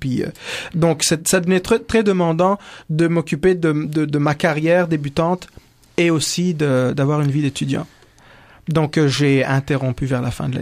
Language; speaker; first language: French; non-native, local second language; Kinyarwanda